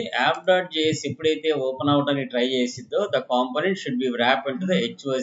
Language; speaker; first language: Telugu; native; Telugu